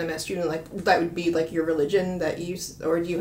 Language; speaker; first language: English; native; English